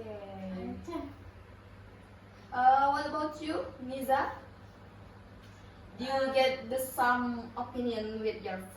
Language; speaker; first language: English; non-native, learner; Indonesian